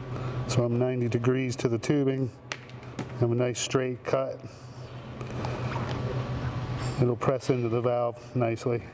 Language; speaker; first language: English; native; English